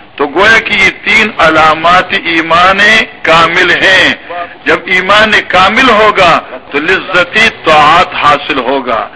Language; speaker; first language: Urdu; non-native, local second language; Pashto